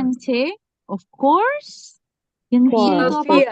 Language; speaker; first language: Indonesian; native; Indonesian